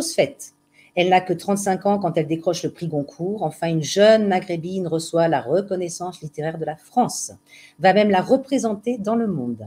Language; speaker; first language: French; native; French